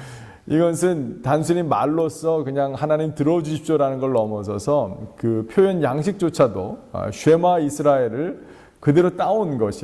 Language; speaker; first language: Korean; native; Korean